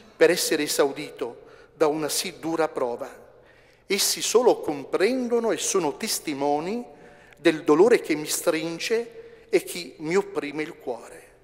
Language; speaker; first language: Italian; native; Italian